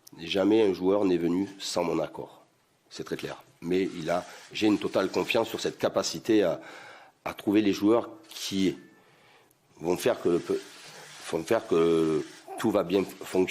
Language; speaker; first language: French; native; French